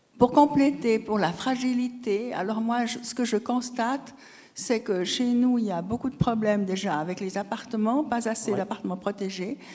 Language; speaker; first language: French; native; French